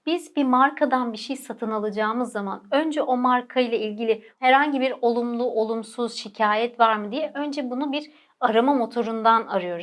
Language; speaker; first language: Turkish; native; Turkish